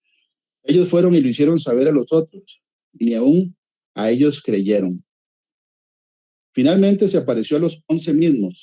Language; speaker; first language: Spanish; native; Spanish